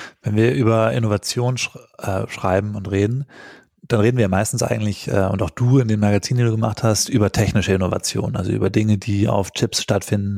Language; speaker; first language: German; native; German